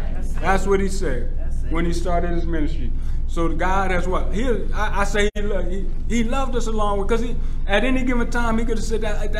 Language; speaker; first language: English; native; English